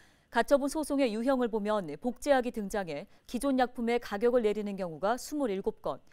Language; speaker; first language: Korean; native; Korean